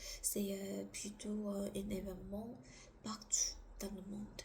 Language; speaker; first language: French; non-native, learner; Korean